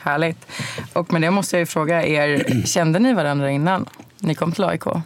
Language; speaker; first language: Swedish; native; Swedish